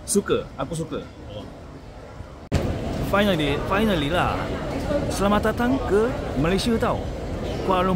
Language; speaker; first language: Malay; non-native, fluent; Korean